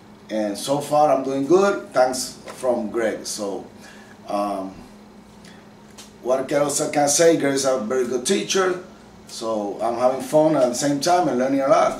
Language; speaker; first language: English; non-native, local second language; Spanish